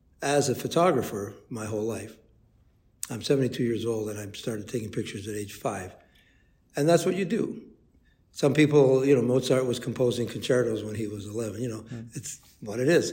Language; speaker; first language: English; native; English